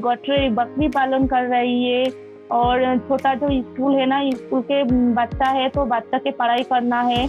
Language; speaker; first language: Hindi; non-native, local second language; Bangla